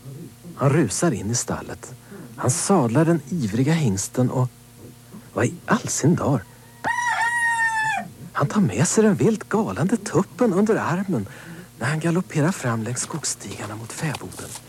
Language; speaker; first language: Swedish; native; Swedish